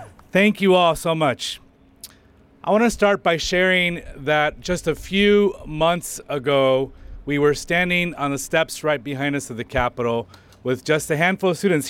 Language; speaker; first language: English; early bilingual, other home language; Spanish